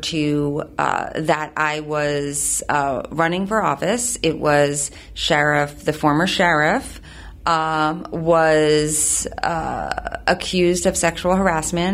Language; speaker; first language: English; native; English